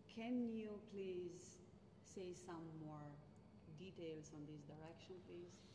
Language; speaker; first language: English; non-native, fluent; Romanian